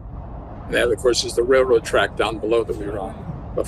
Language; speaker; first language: English; native; English